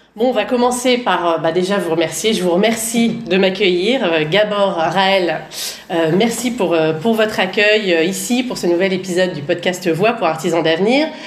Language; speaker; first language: French; native; French